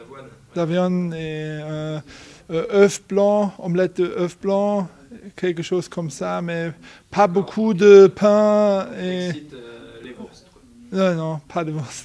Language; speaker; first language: French; non-native, learner; German